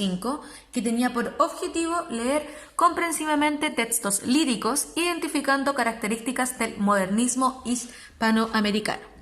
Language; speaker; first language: Spanish; native; Spanish